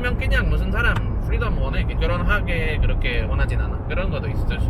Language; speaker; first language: Korean; non-native, learner; Spanish